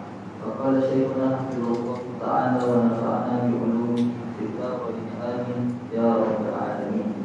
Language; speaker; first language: Arabic; non-native, learner; Malay